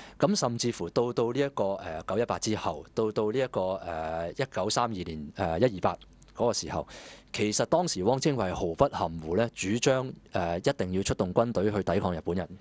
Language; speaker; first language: Cantonese; native; Cantonese